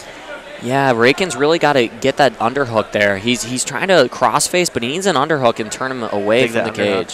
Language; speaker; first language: English; native; English